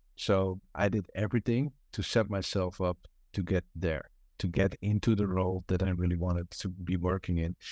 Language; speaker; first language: English; non-native, fluent; Dutch